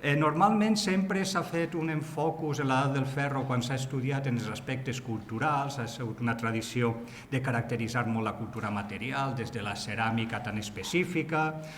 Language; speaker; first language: Catalan; native; Catalan